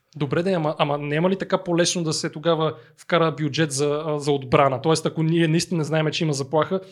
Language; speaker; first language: Bulgarian; native; Bulgarian